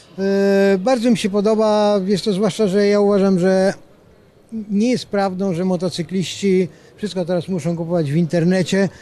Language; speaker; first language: Polish; native; Polish